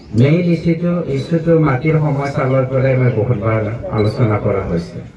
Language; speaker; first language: Assamese; non-native, local second language; Bodo